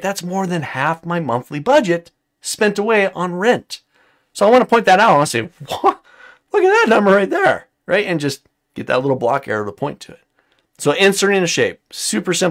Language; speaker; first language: English; native; English